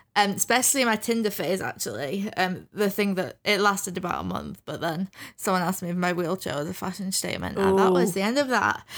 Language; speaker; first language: English; native; English